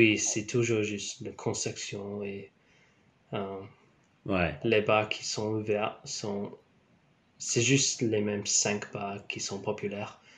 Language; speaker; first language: French; non-native, learner; English